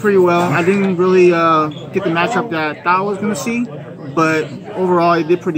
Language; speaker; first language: English; native; English